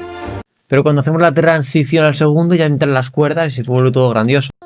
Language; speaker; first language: Spanish; native; Spanish